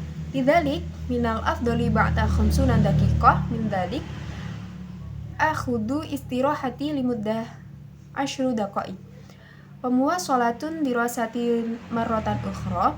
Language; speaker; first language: Arabic; non-native, learner; Indonesian